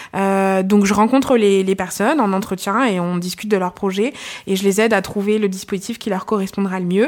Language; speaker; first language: French; native; French